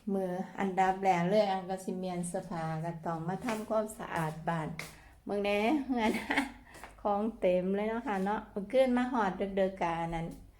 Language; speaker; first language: Thai; native; Thai